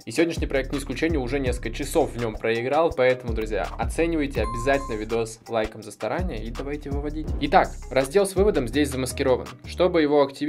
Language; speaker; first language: Russian; native; Russian